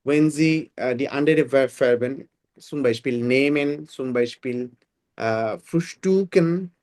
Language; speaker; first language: German; non-native, fluent; Bangla